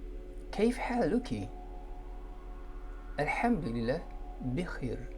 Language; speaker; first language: Arabic; non-native, fluent; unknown